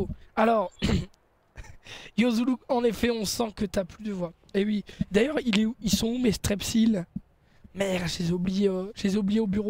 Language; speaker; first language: French; native; French